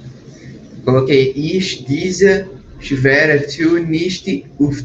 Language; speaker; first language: German; non-native, learner; Portuguese